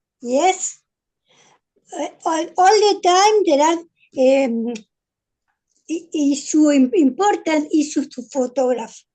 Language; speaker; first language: English; non-native, learner; Spanish